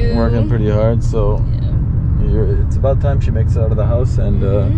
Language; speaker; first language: English; native; English